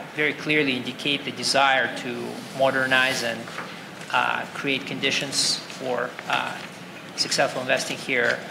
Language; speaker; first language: English; non-native, fluent; Russian